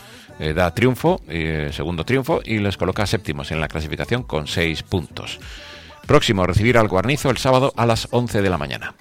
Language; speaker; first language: Spanish; native; Spanish